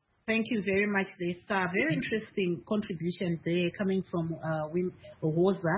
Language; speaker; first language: English; non-native, local second language; Shona